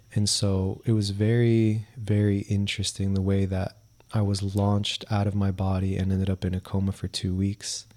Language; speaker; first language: English; early bilingual, other home language; Spanish